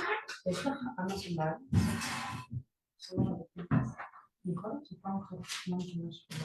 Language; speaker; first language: Hebrew; non-native, learner; English